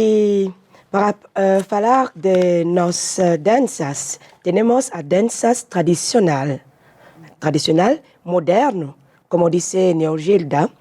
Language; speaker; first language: Portuguese; non-native, learner; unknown